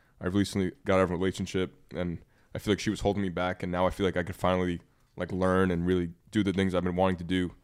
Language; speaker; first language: English; native; English